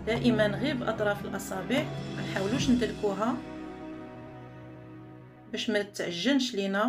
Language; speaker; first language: Arabic; native; Arabic